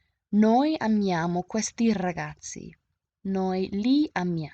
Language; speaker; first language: Italian; non-native, fluent; English